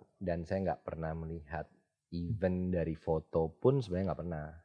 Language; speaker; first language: Indonesian; native; Indonesian